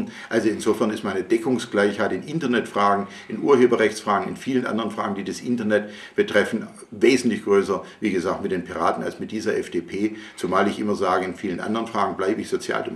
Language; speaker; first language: German; native; German